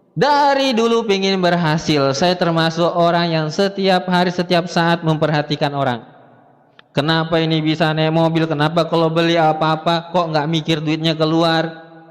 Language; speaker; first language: Indonesian; native; Indonesian